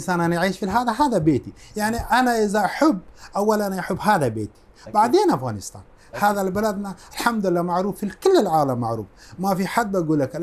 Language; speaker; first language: Arabic; non-native, fluent; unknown